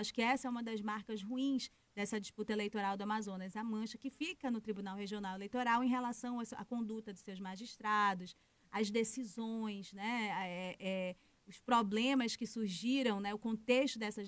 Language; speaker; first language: Portuguese; native; Portuguese